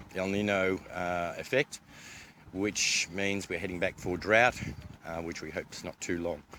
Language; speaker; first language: English; native; English